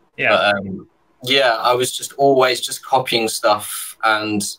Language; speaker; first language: English; native; English